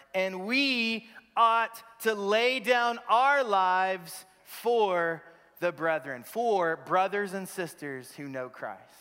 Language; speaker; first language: English; native; English